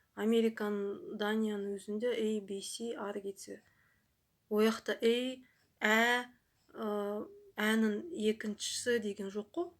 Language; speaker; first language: Kazakh; non-native, local second language; Russian